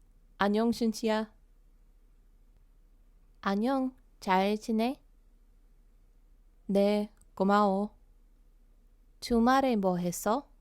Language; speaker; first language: Korean; non-native, fluent; English